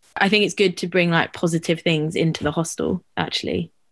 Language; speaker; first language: English; native; English